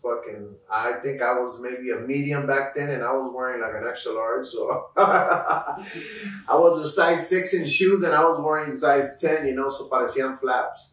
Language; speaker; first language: English; early bilingual, other home language; Spanish